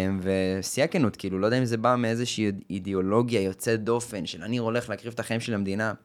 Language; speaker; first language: Hebrew; native; Hebrew